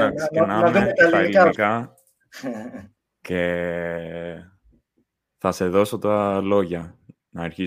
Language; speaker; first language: Greek; early bilingual, heritage; English